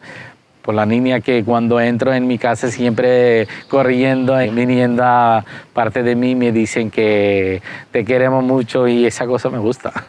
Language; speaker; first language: Spanish; non-native, fluent; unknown